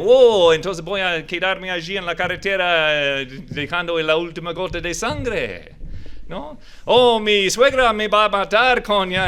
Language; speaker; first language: Spanish; non-native, fluent; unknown